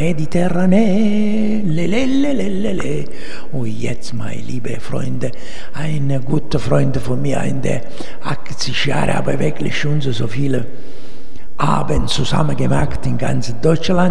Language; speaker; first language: German; non-native, learner; Italian